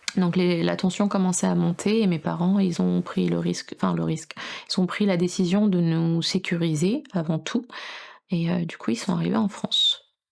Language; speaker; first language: French; early bilingual, other home language; Russian